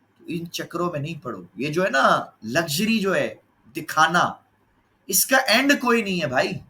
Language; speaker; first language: Urdu; non-native, local second language; Punjabi